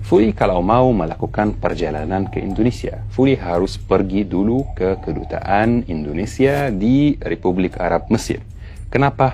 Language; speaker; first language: Indonesian; non-native, fluent; Arabic